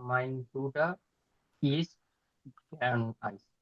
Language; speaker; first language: German; non-native, learner; Bangla